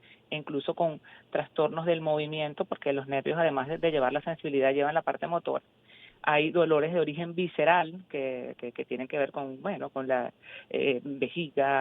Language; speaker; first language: Spanish; native; Spanish